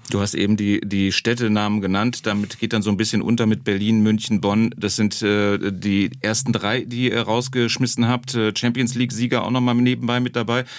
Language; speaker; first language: German; native; German